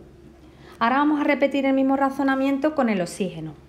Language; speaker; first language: Spanish; native; Spanish